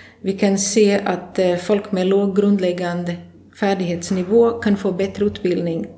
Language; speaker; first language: Swedish; non-native, fluent; Latvian